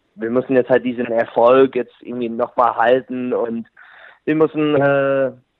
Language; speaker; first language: German; non-native, fluent; English